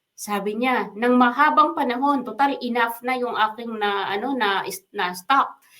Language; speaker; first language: Filipino; non-native, local second language; Waray